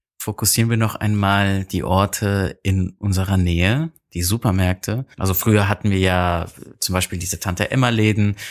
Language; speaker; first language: German; native; German